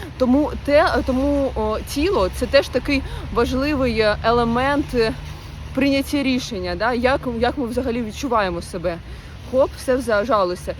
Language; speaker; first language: Ukrainian; non-native, local second language; Russian